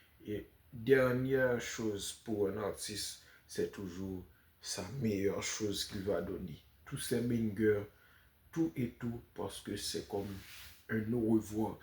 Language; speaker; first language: French; non-native, local second language; Haitian Creole